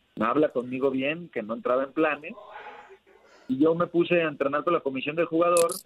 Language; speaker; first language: Spanish; native; Spanish